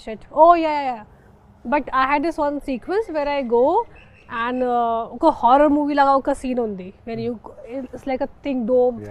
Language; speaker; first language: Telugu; non-native, fluent; Hindi